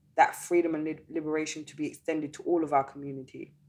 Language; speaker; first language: English; native; English